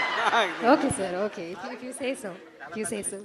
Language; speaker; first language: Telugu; non-native, learner; Malayalam